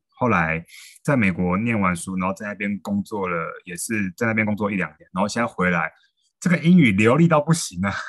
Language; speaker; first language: Chinese; native; Chinese